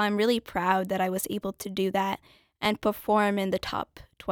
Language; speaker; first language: English; early bilingual, other home language; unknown